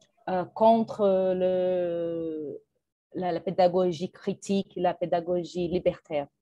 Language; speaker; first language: French; non-native, fluent; Portuguese